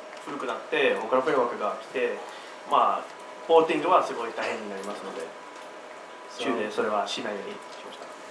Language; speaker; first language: Japanese; non-native, learner; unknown